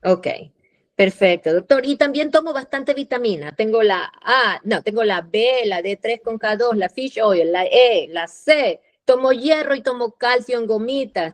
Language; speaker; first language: Spanish; native; Spanish